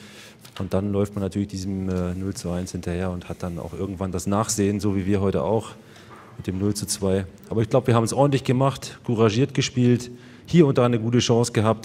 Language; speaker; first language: German; native; German